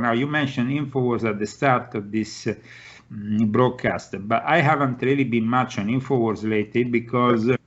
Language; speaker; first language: English; non-native, fluent; Italian